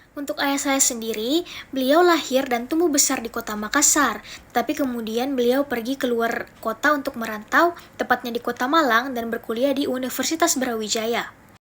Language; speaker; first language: Indonesian; native; Indonesian